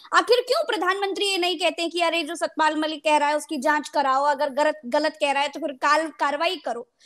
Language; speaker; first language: Hindi; native; Hindi